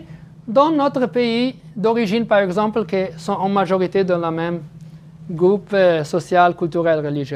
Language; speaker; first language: French; non-native, fluent; Arabic